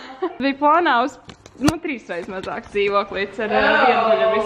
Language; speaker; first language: Latvian; native; Latvian